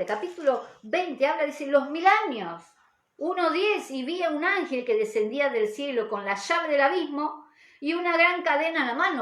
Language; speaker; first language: Spanish; native; Spanish